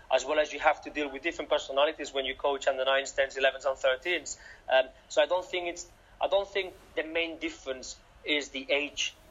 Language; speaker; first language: English; non-native, fluent; Catalan